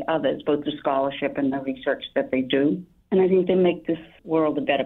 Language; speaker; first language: English; native; English